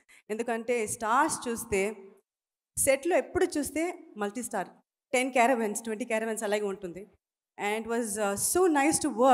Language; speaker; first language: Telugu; non-native, fluent; Tamil